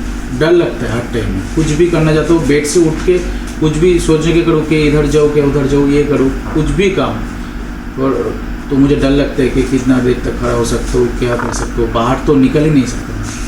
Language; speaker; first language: Hindi; non-native, local second language; Bangla